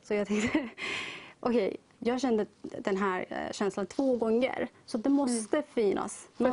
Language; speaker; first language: Swedish; non-native, learner; Persian